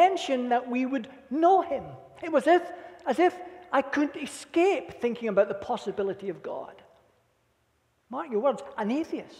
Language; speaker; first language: English; native; English